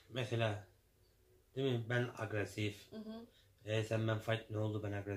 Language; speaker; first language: Turkish; non-native, learner; English